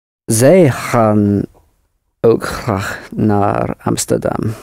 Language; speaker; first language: Dutch; non-native, learner; English